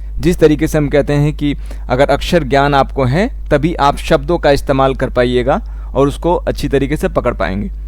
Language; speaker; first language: Hindi; native; Hindi